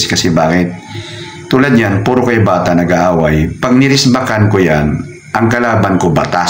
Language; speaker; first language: Filipino; non-native, local second language; Cebuano